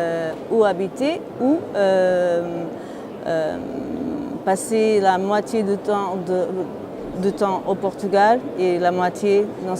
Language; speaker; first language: French; non-native, fluent; Portuguese